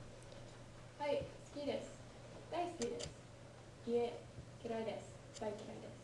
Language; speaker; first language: Japanese; non-native, learner; English